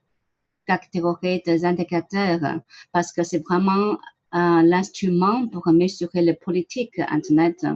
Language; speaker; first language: French; non-native, learner; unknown